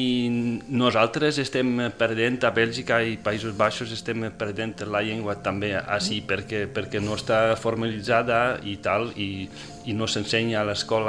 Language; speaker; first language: Catalan; non-native, fluent; Dutch